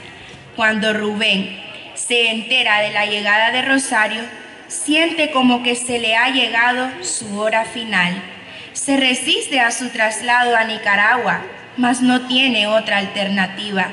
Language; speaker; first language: Spanish; native; Spanish